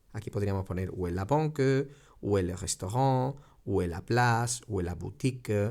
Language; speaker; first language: French; non-native, fluent; Spanish